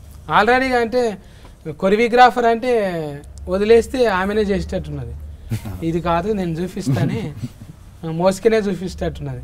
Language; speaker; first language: Telugu; native; Telugu